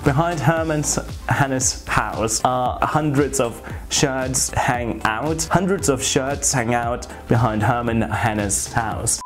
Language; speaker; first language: English; non-native, fluent; German